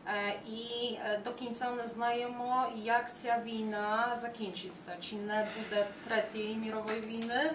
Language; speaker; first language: Ukrainian; non-native, fluent; Polish